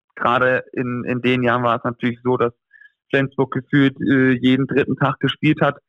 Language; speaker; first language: German; native; German